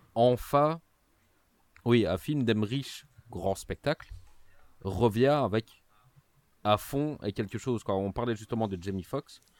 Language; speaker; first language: French; native; French